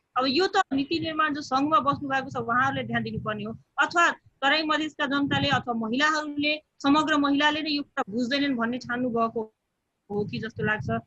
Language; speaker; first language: Nepali; non-native, local second language; Bhojpuri